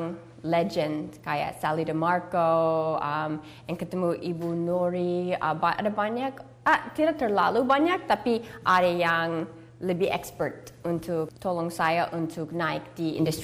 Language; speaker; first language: Indonesian; early bilingual, heritage; English